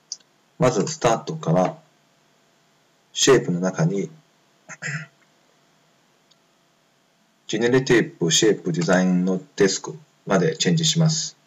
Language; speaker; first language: Japanese; non-native, fluent; Chinese